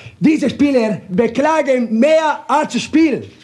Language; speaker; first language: German; non-native, learner; Italian